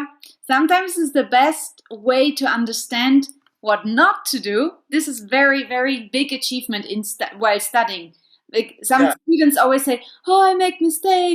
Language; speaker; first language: English; non-native, fluent; German